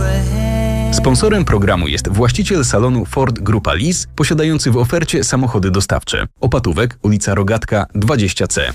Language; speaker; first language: Polish; native; Polish